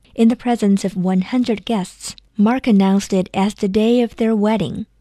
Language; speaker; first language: English; non-native, fluent; Chinese